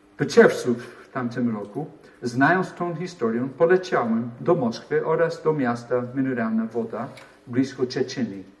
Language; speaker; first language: Polish; non-native, fluent; English